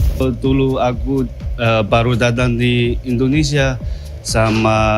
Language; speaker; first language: Indonesian; non-native, learner; Chinese